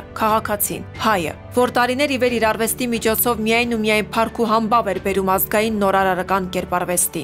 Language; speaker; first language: Armenian; native; Armenian